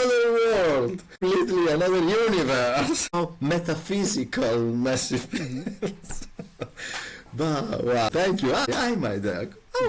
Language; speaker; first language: English; non-native, learner; Italian